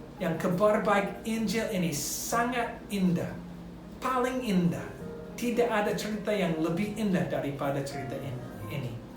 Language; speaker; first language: Indonesian; non-native, fluent; English